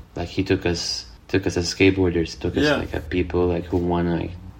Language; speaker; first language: English; non-native, fluent; Arabic